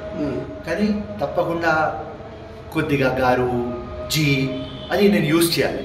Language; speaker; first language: Telugu; non-native, local second language; Urdu